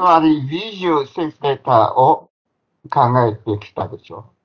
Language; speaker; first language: Japanese; non-native, fluent; Chinese